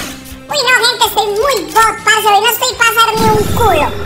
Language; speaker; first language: Spanish; native; Spanish